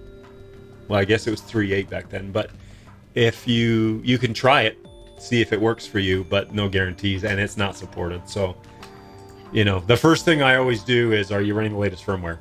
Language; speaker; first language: English; native; English